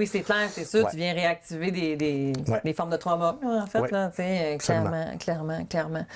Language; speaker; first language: French; native; French